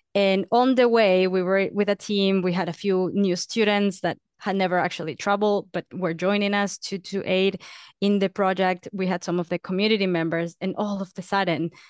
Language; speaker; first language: English; non-native, fluent; Spanish